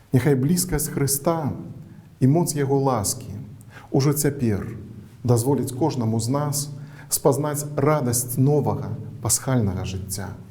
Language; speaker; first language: Belarusian; native; Belarusian